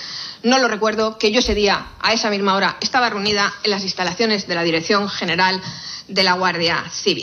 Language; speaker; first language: Spanish; native; Spanish